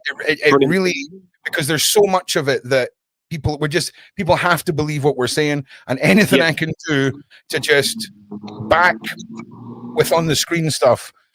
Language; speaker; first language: English; native; English